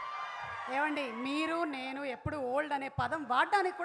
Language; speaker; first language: Telugu; native; Telugu